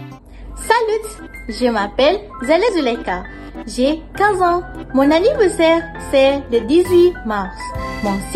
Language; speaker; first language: French; non-native, learner; Malay